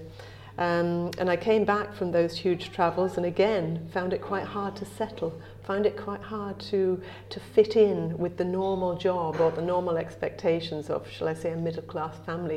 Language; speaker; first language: English; native; English